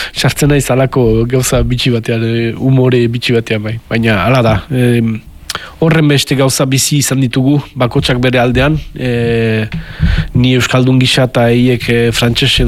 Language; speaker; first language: Basque; native; Basque